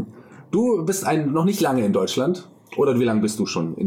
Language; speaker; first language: German; native; German